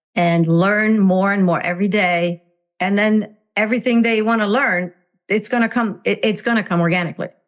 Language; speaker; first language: English; non-native, fluent; Hungarian